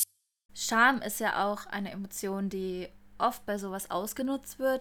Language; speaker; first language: German; native; German